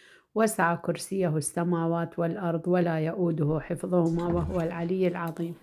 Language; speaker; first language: Arabic; native; Arabic